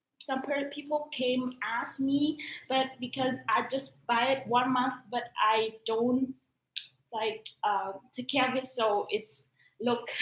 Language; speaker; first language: English; non-native, learner; Vietnamese